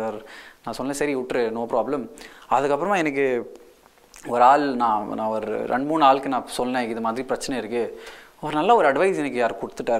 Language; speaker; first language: Tamil; non-native, local second language; Hindi